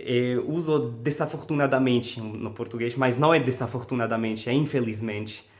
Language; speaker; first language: Portuguese; non-native, fluent; Arabic